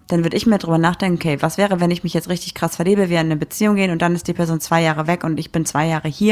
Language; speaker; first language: German; native; German